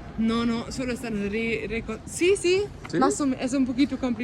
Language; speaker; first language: Spanish; non-native, fluent; German